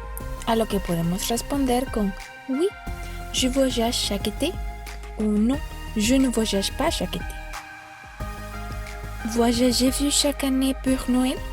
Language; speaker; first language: French; non-native, fluent; Spanish